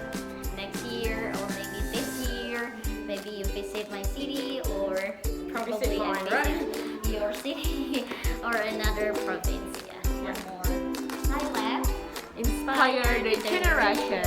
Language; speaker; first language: English; non-native, fluent; Indonesian